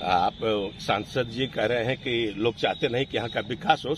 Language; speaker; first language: Hindi; native; Hindi